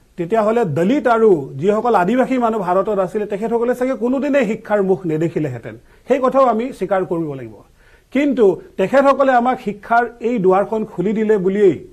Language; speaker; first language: Assamese; non-native, local second language; Mising